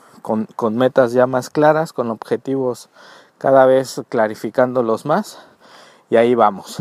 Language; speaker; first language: Spanish; native; Spanish